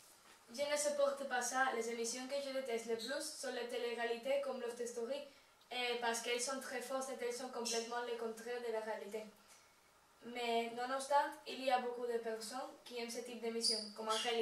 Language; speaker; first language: French; non-native, learner; Spanish